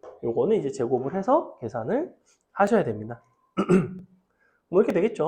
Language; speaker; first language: Korean; native; Korean